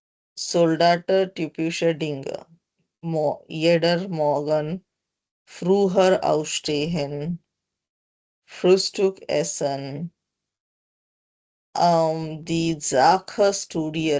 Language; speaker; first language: German; non-native, learner; Hindi